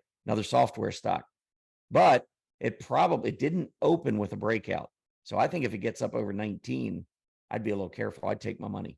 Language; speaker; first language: English; native; English